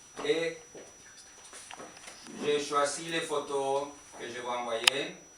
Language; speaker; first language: French; non-native, learner; Spanish